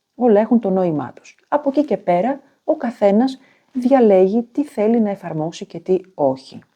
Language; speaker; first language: Greek; native; Greek